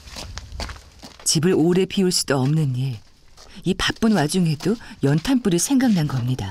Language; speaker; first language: Korean; native; Korean